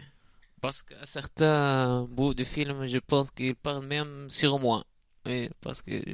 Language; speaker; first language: French; non-native, learner; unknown